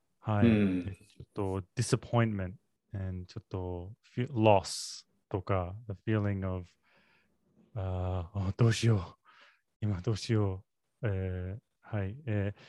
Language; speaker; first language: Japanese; non-native, learner; English